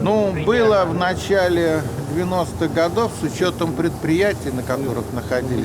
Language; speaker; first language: Russian; native; Russian